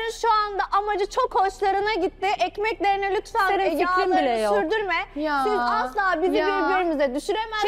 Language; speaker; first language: Turkish; native; Turkish